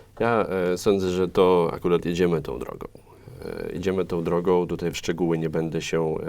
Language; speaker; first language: Polish; non-native, fluent; Ukrainian